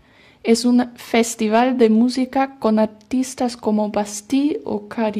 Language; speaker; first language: Spanish; non-native, learner; German